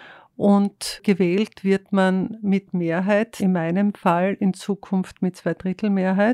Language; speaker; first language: German; native; German